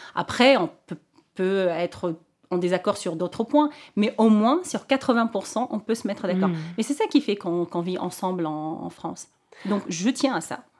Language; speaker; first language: French; non-native, local second language; Arabic